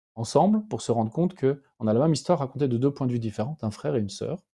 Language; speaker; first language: French; native; French